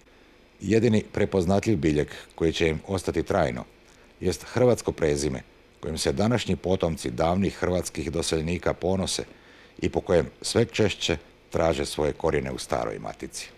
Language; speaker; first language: Bosnian; native; Bosnian